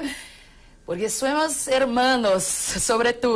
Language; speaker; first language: Spanish; non-native, fluent; Portuguese